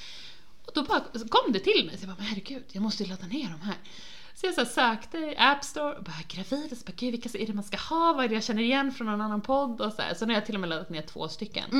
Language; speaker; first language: Swedish; native; Swedish